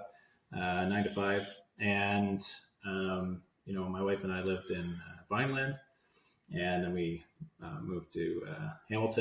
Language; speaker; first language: English; native; English